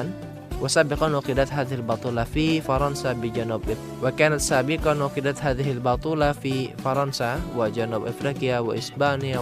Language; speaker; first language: Arabic; non-native, fluent; Indonesian